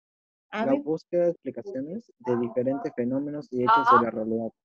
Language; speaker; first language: Spanish; native; Spanish